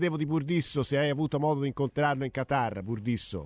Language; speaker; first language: Italian; native; Italian